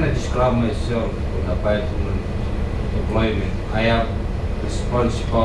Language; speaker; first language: English; non-native, learner; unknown